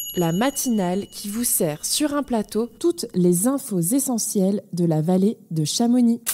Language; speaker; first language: French; native; French